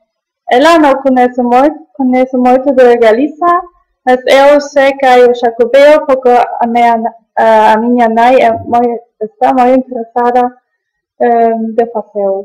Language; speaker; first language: Galician; non-native, learner; German